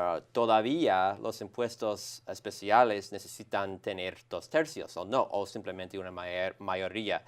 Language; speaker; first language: Spanish; non-native, learner; English